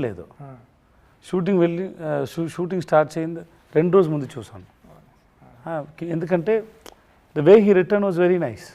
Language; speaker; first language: Telugu; non-native, learner; Tamil